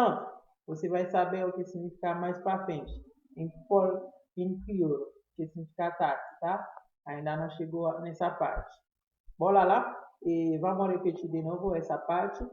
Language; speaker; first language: Portuguese; non-native, fluent; Haitian Creole